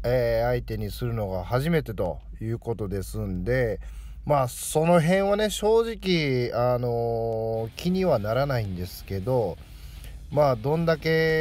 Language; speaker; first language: Japanese; native; Japanese